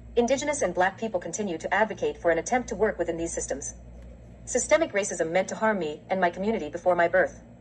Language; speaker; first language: English; native; English